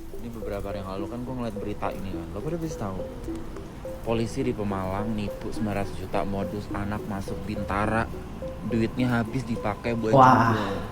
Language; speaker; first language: Indonesian; native; Indonesian